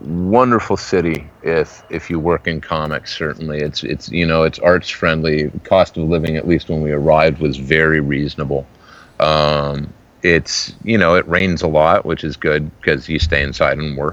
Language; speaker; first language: English; native; English